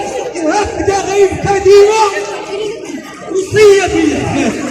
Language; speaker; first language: Arabic; native; Arabic